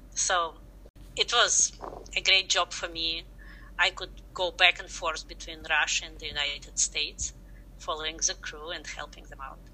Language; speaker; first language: English; non-native, fluent; Russian